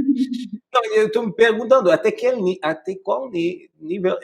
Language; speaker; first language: Portuguese; non-native, fluent; French